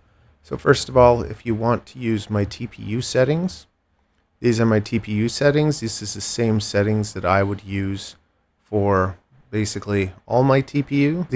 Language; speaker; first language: English; native; English